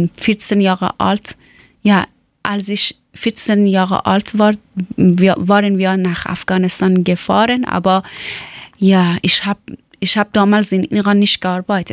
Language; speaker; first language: German; non-native, learner; Persian